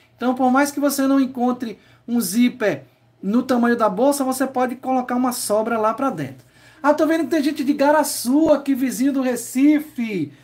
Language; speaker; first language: Portuguese; native; Portuguese